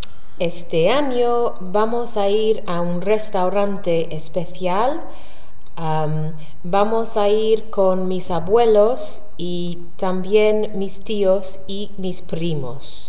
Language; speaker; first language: Spanish; non-native, learner; English